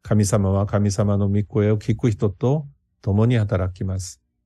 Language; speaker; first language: Japanese; non-native, fluent; Korean